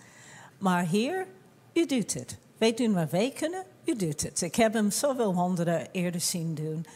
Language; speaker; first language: Dutch; non-native, fluent; English